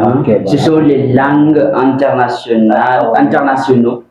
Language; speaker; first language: French; non-native, fluent; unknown